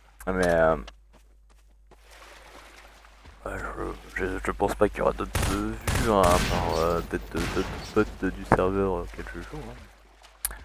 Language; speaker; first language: French; native; French